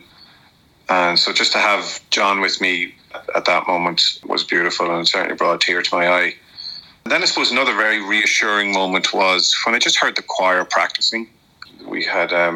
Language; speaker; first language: English; native; English